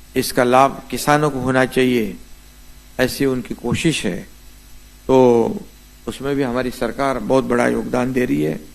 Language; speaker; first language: Hindi; non-native, local second language; Marathi